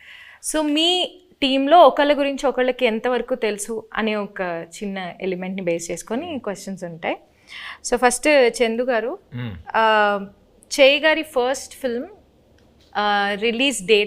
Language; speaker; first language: Telugu; native; Telugu